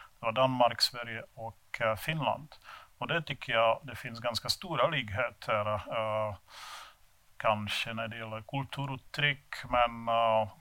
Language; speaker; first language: Swedish; non-native, fluent; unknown